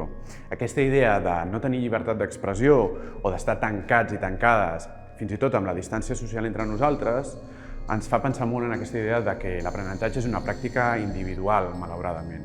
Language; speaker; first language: Catalan; native; Catalan